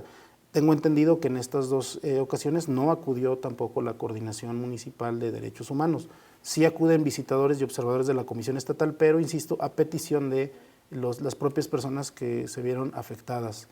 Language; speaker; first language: Spanish; native; Spanish